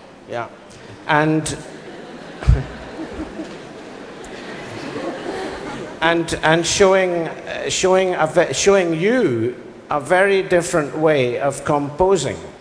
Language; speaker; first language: English; native; English